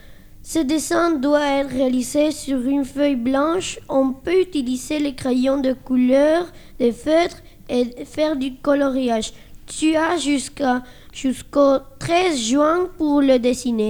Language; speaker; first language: French; non-native, learner; Spanish